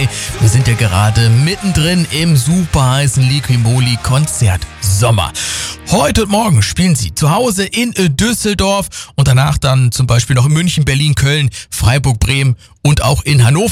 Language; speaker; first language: German; native; German